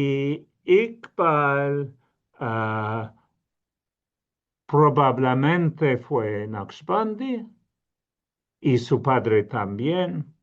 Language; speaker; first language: Spanish; non-native, fluent; English